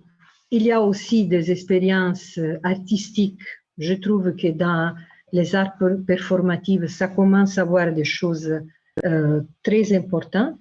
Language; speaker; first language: French; non-native, fluent; Italian